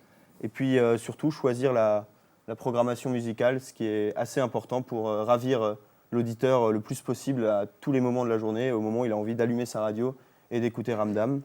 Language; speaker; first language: French; native; French